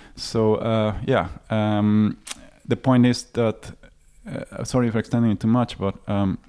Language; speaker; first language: English; non-native, fluent; Spanish